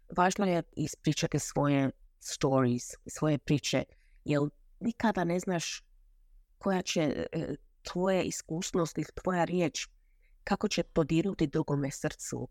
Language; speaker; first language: Croatian; early bilingual, heritage; Croatian